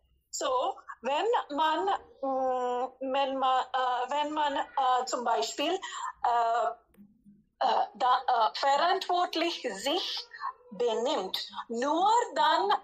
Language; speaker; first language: German; non-native, fluent; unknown